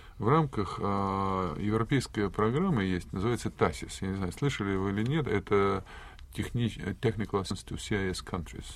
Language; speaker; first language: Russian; native; Russian